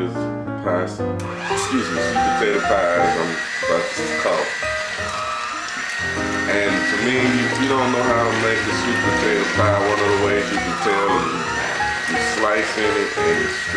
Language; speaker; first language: English; native; English